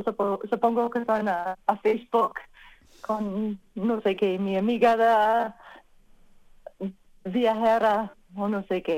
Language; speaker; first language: Spanish; non-native, learner; English